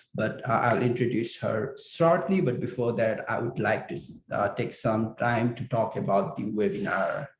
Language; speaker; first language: English; non-native, local second language; Nepali